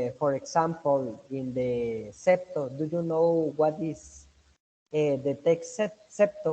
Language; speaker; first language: English; non-native, learner; Spanish